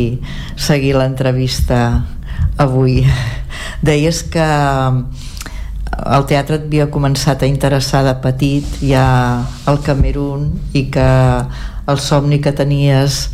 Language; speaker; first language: Catalan; native; Catalan